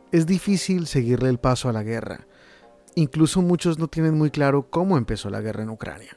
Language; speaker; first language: Spanish; native; Spanish